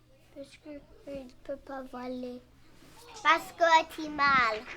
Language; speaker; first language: French; non-native, local second language; English